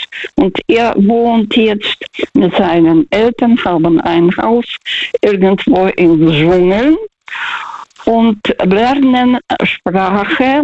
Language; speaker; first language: German; early bilingual, other home language; Russian